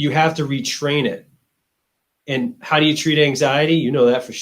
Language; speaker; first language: English; native; English